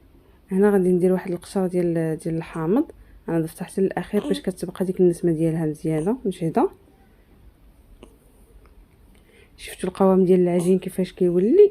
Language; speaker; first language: Arabic; native; Arabic